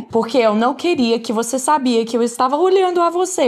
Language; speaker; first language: Portuguese; non-native, fluent; English